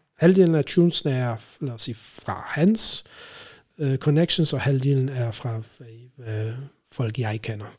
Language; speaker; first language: Danish; non-native, fluent; Polish